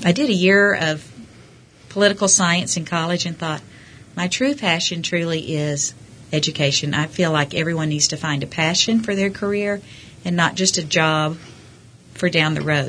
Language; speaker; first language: English; native; English